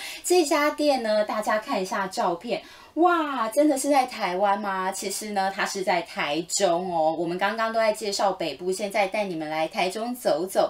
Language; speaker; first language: Chinese; native; Chinese